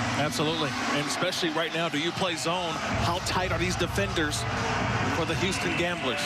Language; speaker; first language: English; native; English